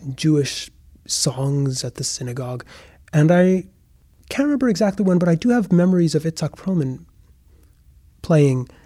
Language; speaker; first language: English; native; English